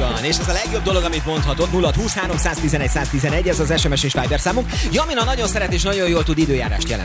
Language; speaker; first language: Hungarian; native; Hungarian